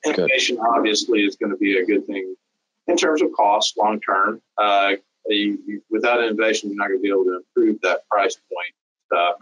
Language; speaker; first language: English; native; English